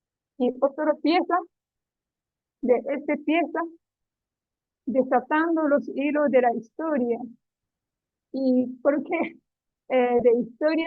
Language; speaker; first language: Spanish; non-native, learner; Japanese